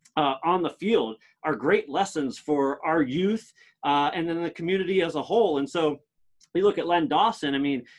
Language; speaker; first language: English; native; English